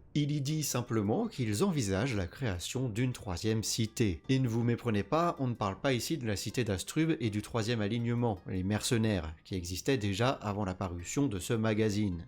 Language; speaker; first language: French; native; French